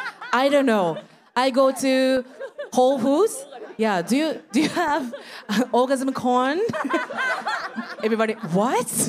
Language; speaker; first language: English; non-native, learner; Japanese